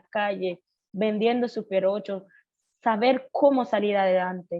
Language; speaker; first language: Spanish; non-native, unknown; Haitian Creole